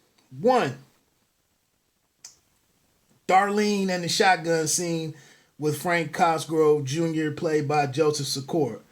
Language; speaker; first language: English; native; English